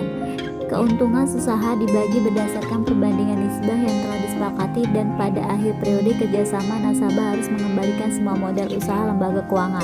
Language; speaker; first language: Indonesian; native; Indonesian